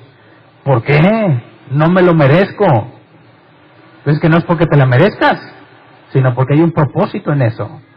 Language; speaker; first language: Spanish; native; Spanish